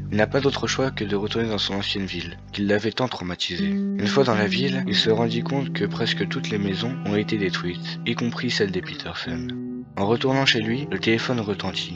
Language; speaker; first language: French; native; French